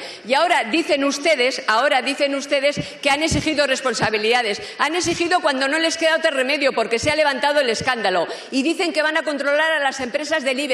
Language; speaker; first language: Spanish; native; Spanish